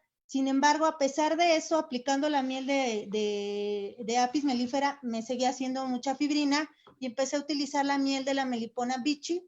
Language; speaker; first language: Spanish; native; Spanish